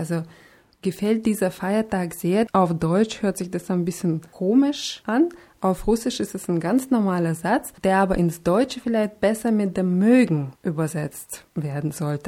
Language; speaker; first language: German; non-native, fluent; Russian